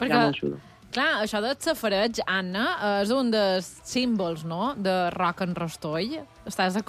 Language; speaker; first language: Catalan; native; Catalan